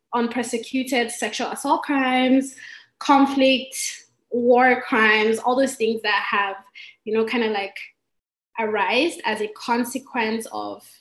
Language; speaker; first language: English; non-native, local second language; Igbo